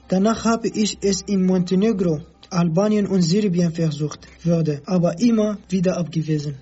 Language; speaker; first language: German; non-native, learner; Kurdish